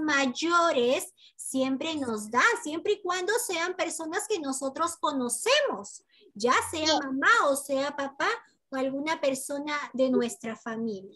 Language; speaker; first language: Spanish; native; Spanish